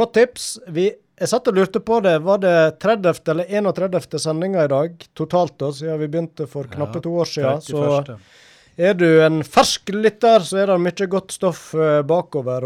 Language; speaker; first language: Norwegian; native; Norwegian